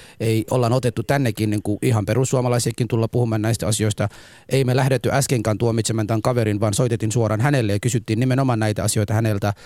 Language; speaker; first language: Finnish; non-native, fluent; Somali